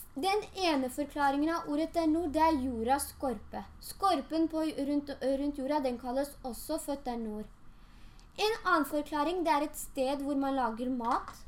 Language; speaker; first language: Norwegian; early bilingual, other home language; Urdu